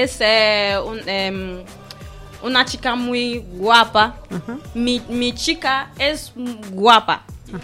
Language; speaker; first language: Spanish; non-native, learner; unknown